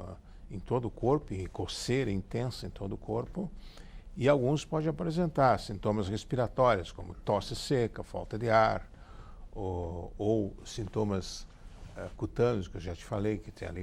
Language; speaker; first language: Portuguese; native; Portuguese